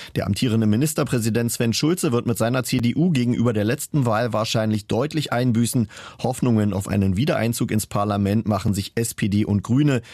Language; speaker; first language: German; native; German